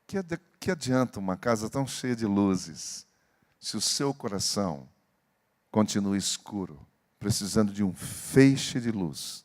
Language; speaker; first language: Portuguese; native; Portuguese